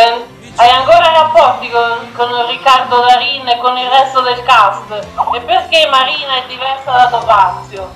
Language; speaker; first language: Italian; native; Italian